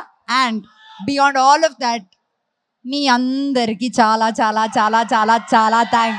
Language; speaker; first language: Telugu; non-native, fluent; Malayalam